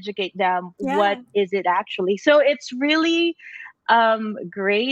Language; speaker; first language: English; non-native, local second language; Filipino